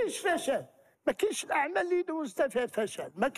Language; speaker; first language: Arabic; native; Arabic